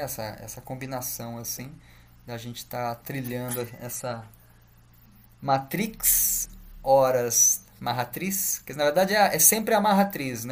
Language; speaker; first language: Portuguese; native; Portuguese